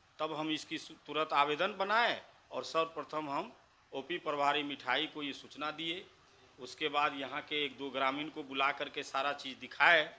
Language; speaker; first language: Hindi; native; Hindi